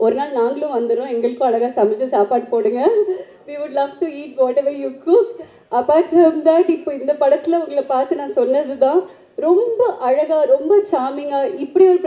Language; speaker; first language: Tamil; native; Tamil